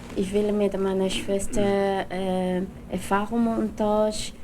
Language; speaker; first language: German; non-native, fluent; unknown